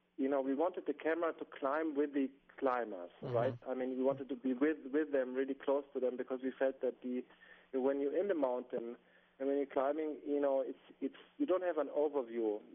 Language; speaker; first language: English; non-native, fluent; German